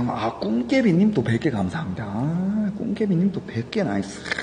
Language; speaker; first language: Korean; native; Korean